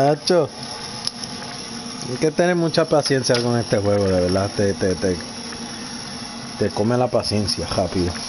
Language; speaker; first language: Spanish; native; Spanish